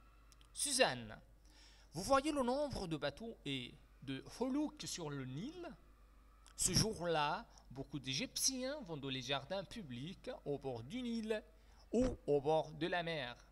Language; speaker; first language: French; non-native, fluent; Arabic